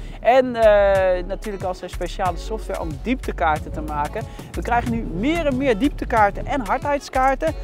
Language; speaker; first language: Dutch; native; Dutch